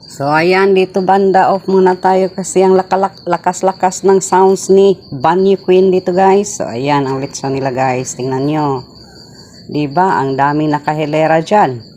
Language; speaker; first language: Filipino; non-native, local second language; Cebuano